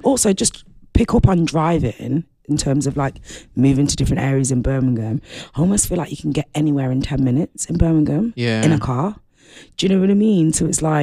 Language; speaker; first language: English; native; English